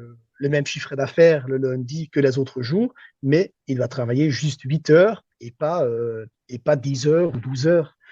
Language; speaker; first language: French; non-native, local second language; Dutch